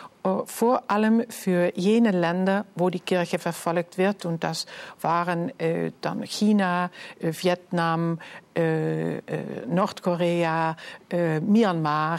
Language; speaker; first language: German; non-native, fluent; Dutch